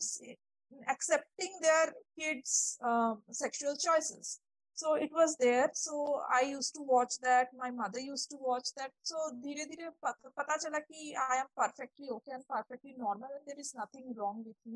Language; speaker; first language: English; non-native, local second language; Bangla